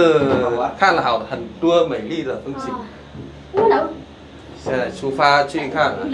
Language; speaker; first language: Chinese; non-native, learner; Vietnamese